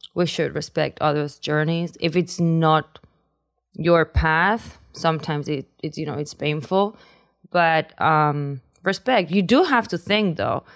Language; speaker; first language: English; non-native, fluent; Spanish